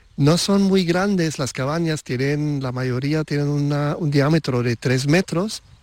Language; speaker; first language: Spanish; non-native, fluent; German